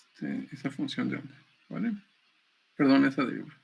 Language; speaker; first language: Spanish; native; Spanish